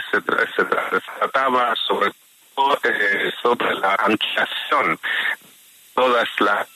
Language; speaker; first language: Spanish; non-native, fluent; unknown